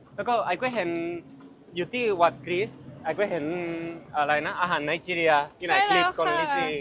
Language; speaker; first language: Thai; non-native, learner; Spanish